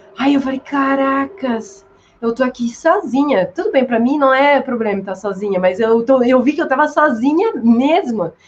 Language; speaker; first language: Portuguese; non-native, fluent; French